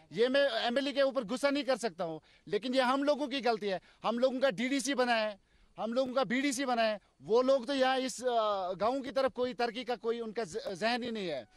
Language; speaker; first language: Hindi; non-native, local second language; Kashmiri